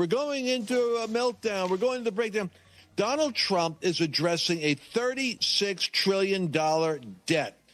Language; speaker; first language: English; native; English